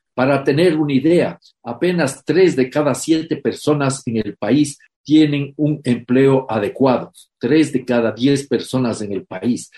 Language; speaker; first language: Spanish; native; Spanish